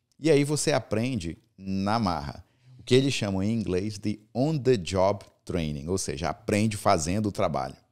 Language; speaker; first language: Portuguese; native; Portuguese